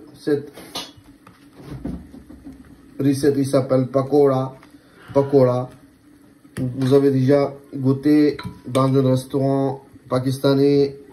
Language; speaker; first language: French; non-native, learner; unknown